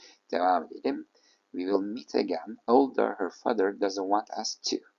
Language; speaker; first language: English; non-native, fluent; Turkish